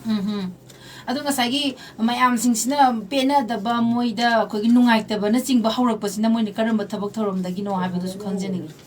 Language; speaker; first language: Manipuri; native; Manipuri